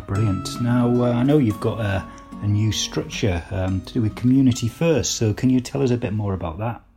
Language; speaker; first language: English; native; English